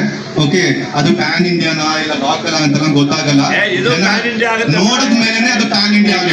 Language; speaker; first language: Kannada; non-native, local second language; Malayalam